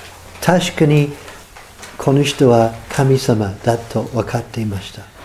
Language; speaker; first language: Japanese; non-native, fluent; English